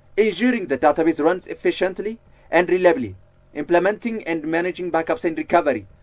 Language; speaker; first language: English; non-native, local second language; Amharic